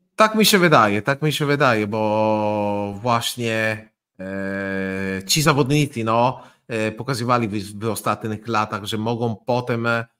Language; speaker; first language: Polish; non-native, fluent; Italian